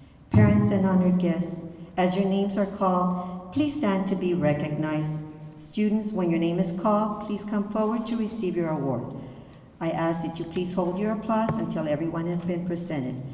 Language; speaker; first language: English; early bilingual, other home language; Spanish